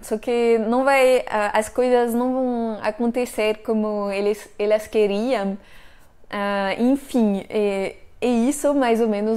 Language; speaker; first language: Portuguese; non-native, fluent; French